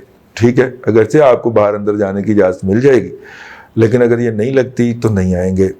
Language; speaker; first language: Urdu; non-native, local second language; Punjabi